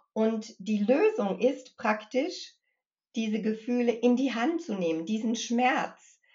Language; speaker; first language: German; early bilingual, other home language; English